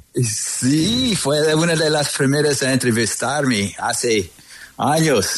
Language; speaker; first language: Spanish; non-native, fluent; English